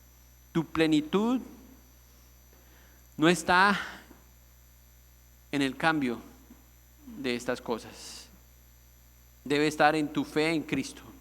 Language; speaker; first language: Spanish; native; Spanish